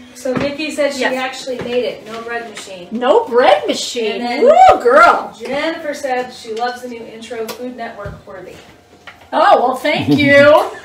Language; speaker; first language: English; native; English